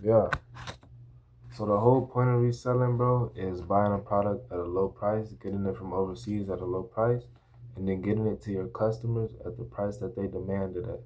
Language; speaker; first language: English; native; English